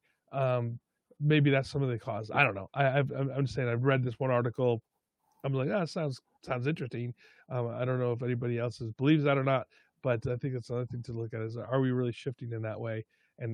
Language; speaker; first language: English; native; English